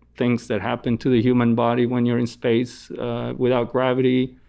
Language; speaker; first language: English; non-native, fluent; Italian